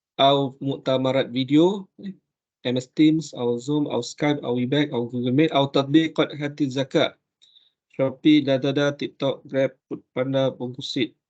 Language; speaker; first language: Arabic; non-native, fluent; Malay